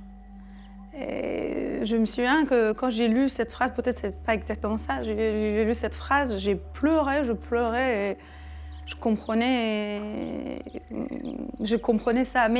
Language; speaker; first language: French; non-native, fluent; Persian